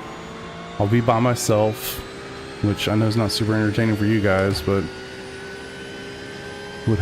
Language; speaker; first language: English; native; English